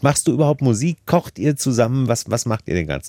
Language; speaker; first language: German; native; German